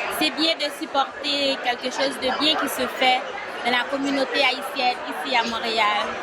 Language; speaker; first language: French; early bilingual, other home language; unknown